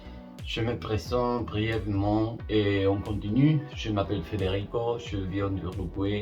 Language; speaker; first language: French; non-native, learner; Spanish